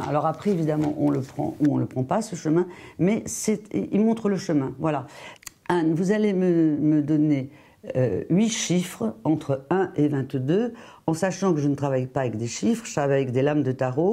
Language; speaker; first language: French; native; French